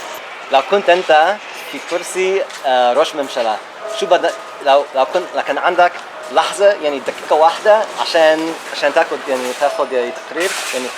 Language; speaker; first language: Arabic; non-native, learner; Hebrew